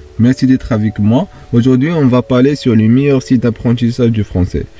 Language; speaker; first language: French; non-native, fluent; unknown